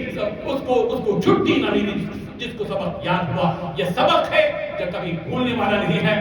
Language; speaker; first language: Urdu; native; Urdu